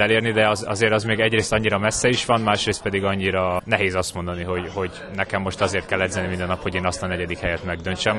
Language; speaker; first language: Hungarian; native; Hungarian